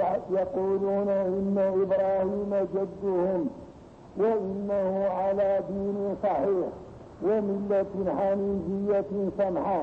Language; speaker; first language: Arabic; native; Arabic